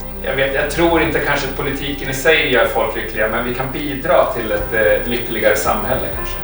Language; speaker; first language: Swedish; native; Swedish